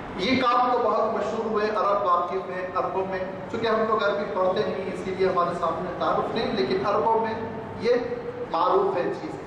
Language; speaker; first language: Urdu; native; Urdu